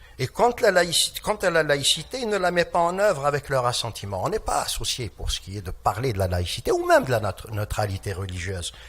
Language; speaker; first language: French; non-native, local second language; Kabyle